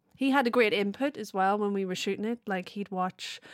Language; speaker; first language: English; native; English